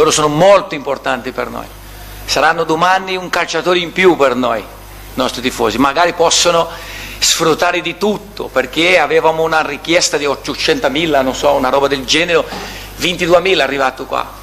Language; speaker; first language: Italian; non-native, learner; Portuguese